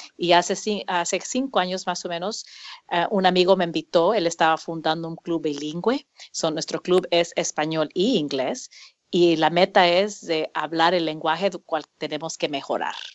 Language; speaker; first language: Spanish; early bilingual, heritage; Spanish